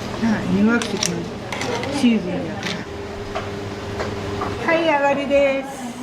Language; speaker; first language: Japanese; native; Japanese